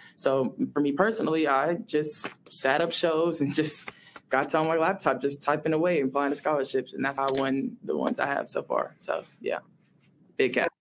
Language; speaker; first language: English; native; English